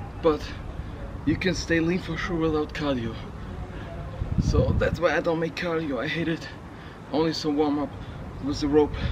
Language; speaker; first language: English; non-native, fluent; German